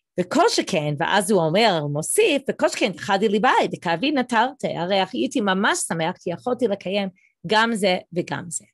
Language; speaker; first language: Hebrew; non-native, fluent; English